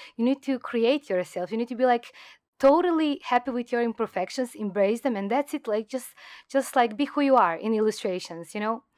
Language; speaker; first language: English; non-native, fluent; Croatian